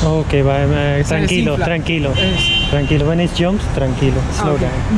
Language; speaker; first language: Spanish; non-native, learner; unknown